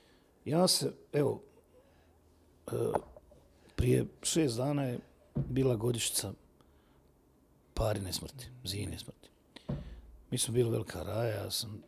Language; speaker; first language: Serbian; native; Serbian